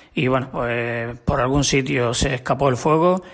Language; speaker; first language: Spanish; native; Spanish